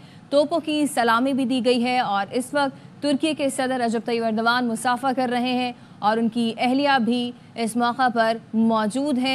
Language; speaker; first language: Urdu; native; Urdu